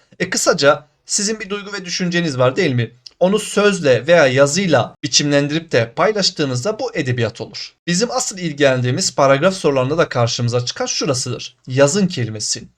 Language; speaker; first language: Turkish; native; Turkish